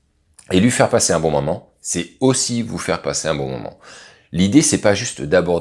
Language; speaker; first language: French; native; French